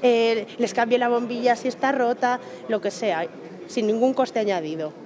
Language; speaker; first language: Spanish; native; Spanish